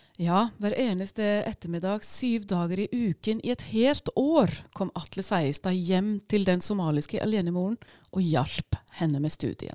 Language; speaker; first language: Norwegian; native; Norwegian